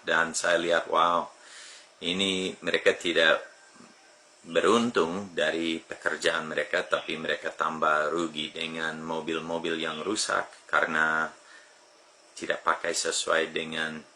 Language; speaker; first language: Indonesian; non-native, fluent; English